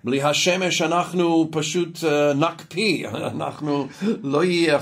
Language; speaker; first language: Hebrew; non-native, fluent; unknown